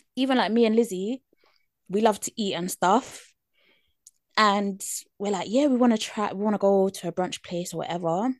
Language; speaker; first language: English; native; English